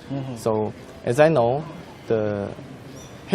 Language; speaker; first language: English; non-native, fluent; Korean